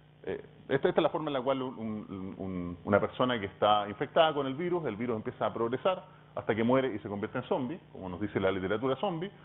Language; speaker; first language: Spanish; native; Spanish